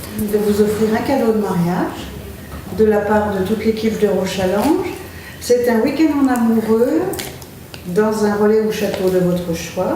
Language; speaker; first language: French; native; French